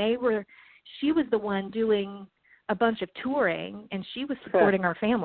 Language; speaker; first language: English; native; English